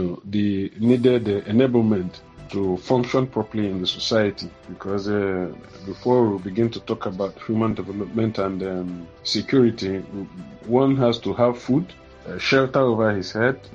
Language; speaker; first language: English; non-native, local second language; Igbo